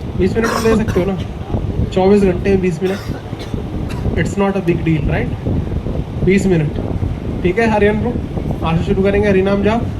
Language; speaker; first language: Hindi; native; Hindi